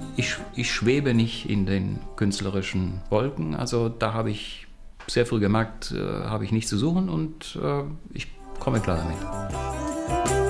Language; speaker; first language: German; non-native, fluent; Romanian